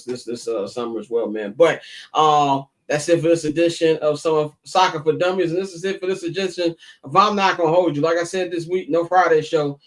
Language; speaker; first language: English; native; English